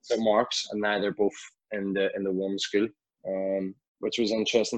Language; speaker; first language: English; native; English